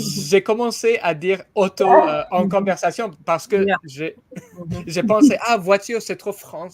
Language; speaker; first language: French; non-native, learner; English